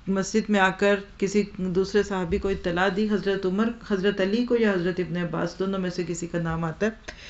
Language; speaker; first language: Urdu; non-native, local second language; Punjabi